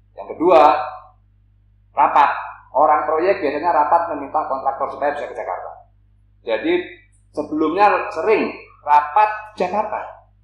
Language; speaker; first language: Indonesian; native; Indonesian